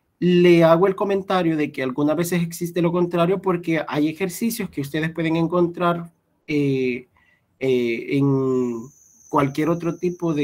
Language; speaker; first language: Spanish; native; Spanish